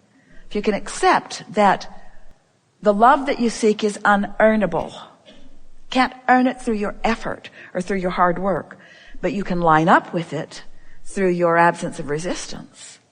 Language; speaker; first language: English; native; English